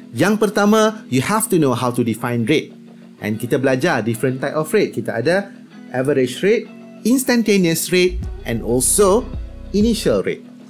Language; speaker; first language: English; non-native, local second language; Malay